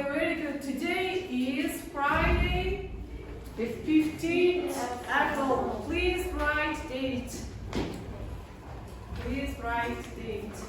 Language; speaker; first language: English; non-native, fluent; Mongolian